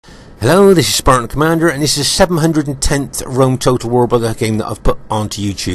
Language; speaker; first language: English; native; English